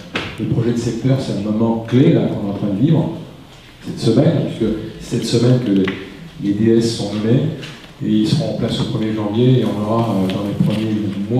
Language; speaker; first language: French; native; French